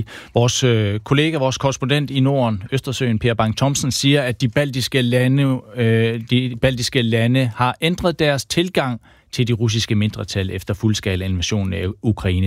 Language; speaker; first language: Danish; native; Danish